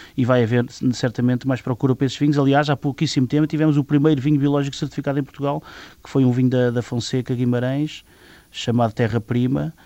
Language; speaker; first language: Portuguese; native; Portuguese